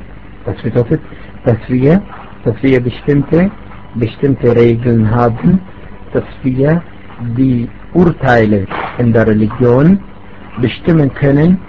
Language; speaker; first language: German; non-native, fluent; Arabic